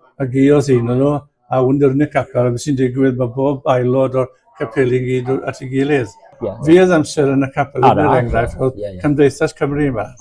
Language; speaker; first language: Welsh; native; Welsh